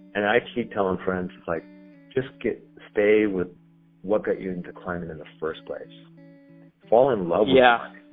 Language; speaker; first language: English; native; English